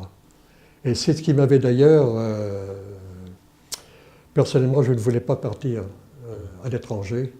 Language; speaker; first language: French; native; French